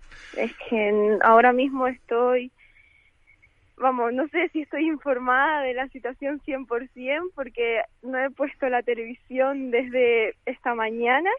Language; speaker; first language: Spanish; early bilingual, other home language; Ukrainian